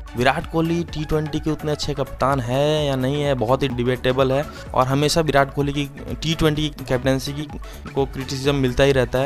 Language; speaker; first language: Hindi; native; Hindi